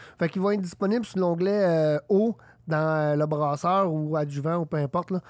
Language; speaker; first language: French; native; French